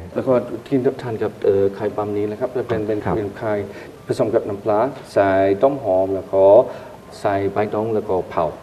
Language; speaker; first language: Thai; non-native, fluent; English